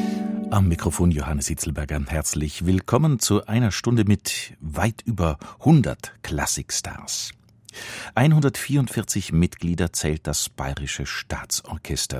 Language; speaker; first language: German; native; German